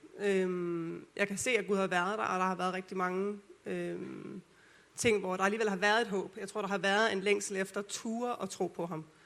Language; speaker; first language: Danish; native; Danish